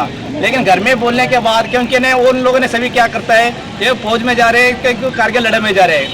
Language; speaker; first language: Hindi; non-native, local second language; Kannada